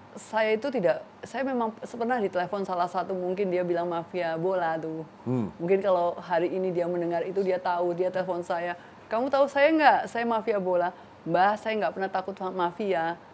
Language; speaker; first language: Indonesian; native; Indonesian